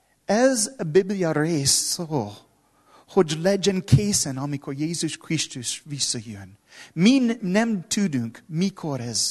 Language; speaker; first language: Hungarian; non-native, learner; English